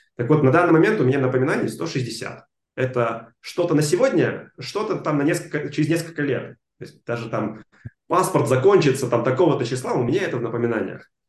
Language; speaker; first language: Russian; non-native, local second language; Armenian